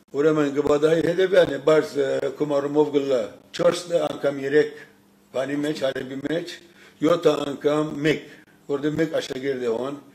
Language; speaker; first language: Armenian; early bilingual, heritage; Armenian